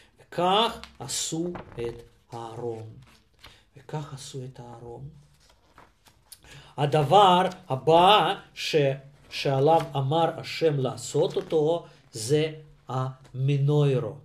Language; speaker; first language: Hebrew; non-native, fluent; Russian